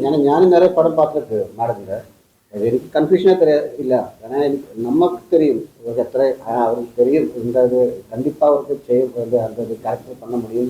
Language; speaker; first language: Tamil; non-native, learner; Malayalam